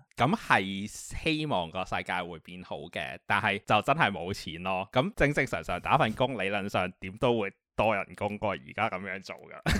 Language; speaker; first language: Cantonese; native; Cantonese